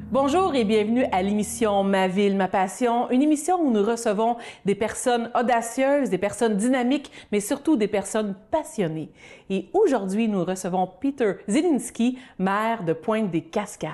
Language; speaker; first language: French; native; French